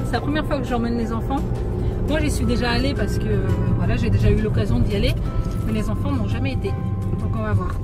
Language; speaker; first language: French; native; French